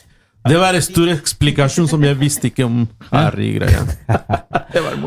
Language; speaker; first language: Swedish; non-native, learner; Spanish